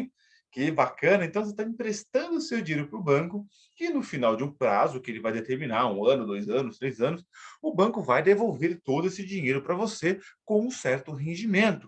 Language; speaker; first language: Portuguese; native; Portuguese